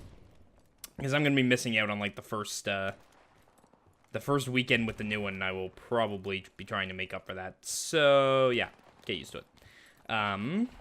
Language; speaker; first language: English; native; English